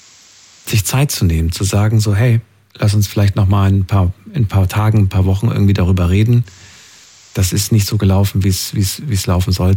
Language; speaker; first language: German; native; German